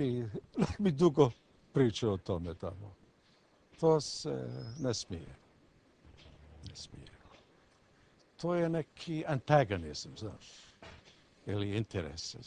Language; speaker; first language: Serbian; early bilingual, heritage; English